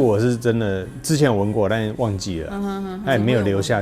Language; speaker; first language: Chinese; native; Chinese